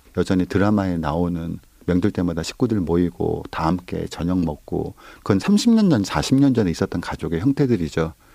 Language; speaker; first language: Korean; native; Korean